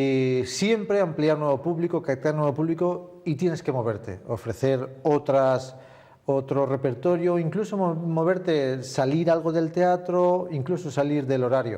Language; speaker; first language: Spanish; native; Spanish